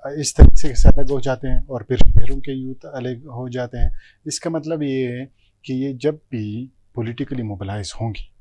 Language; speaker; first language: Urdu; non-native, local second language; Pashto